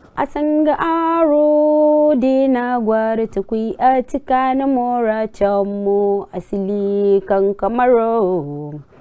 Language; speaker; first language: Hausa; non-native, local second language; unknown